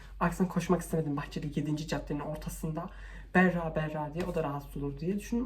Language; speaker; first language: Turkish; native; Turkish